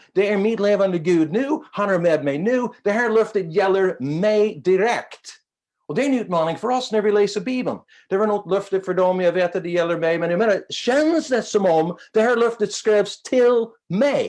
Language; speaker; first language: Swedish; non-native, fluent; English